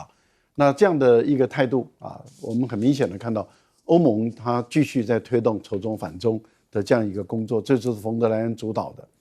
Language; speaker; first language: Chinese; native; Chinese